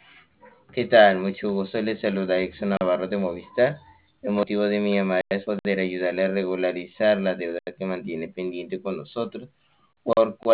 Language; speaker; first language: Spanish; native; Spanish